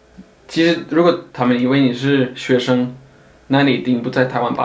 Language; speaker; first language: Chinese; non-native, fluent; Swedish